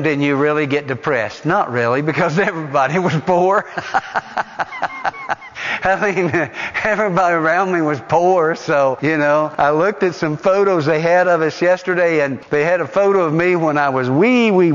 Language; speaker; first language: English; native; English